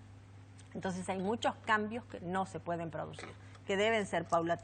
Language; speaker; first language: Spanish; native; Spanish